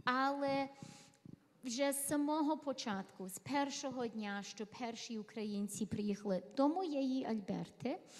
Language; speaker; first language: Ukrainian; early bilingual, heritage; Ukrainian